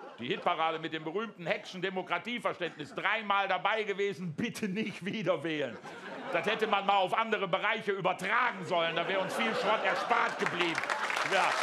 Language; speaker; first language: German; native; German